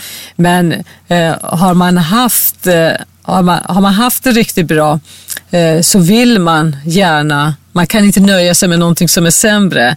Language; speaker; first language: Swedish; non-native, fluent; Persian